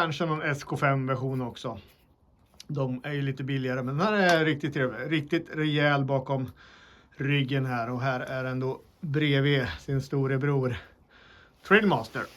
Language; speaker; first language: Swedish; native; Swedish